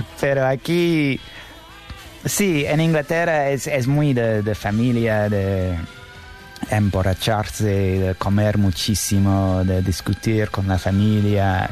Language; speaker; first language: Spanish; non-native, fluent; English